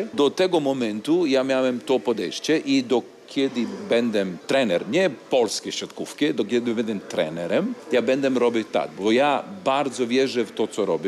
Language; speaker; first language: Polish; non-native, learner; Serbian